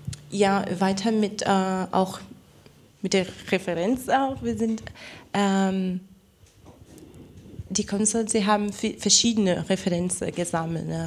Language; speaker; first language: German; non-native, fluent; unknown